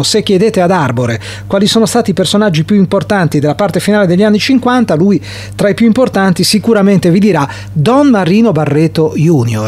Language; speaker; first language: Italian; native; Italian